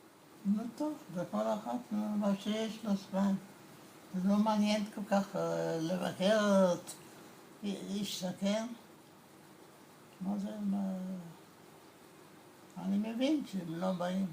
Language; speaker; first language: Hebrew; non-native, learner; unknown